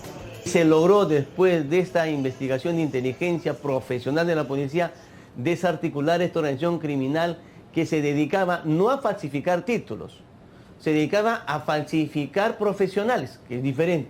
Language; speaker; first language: Spanish; native; Spanish